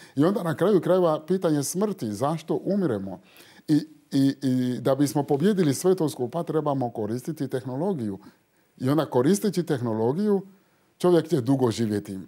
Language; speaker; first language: Croatian; non-native, fluent; Fon